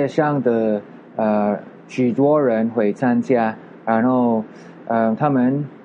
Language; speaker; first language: Chinese; non-native, learner; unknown